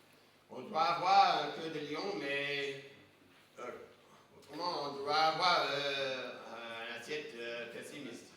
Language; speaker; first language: French; non-native, fluent; English